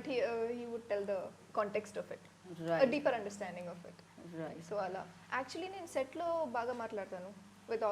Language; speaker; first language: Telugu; non-native, learner; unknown